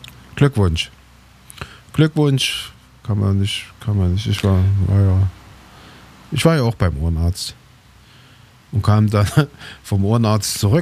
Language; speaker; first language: German; native; German